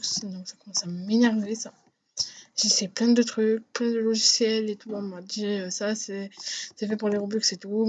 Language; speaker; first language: French; native; French